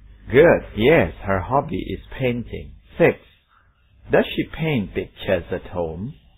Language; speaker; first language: English; non-native, fluent; Indonesian